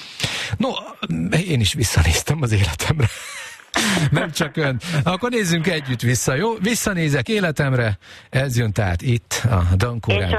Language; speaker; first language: Hungarian; native; Hungarian